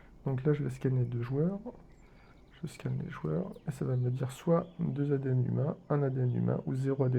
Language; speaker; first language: French; native; French